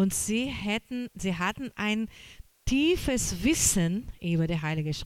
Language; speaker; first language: German; non-native, fluent; Portuguese